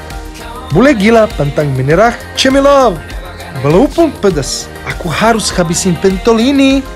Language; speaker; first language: Indonesian; non-native, fluent; Serbian